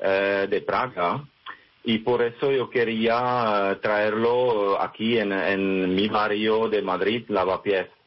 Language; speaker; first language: Spanish; non-native, fluent; Czech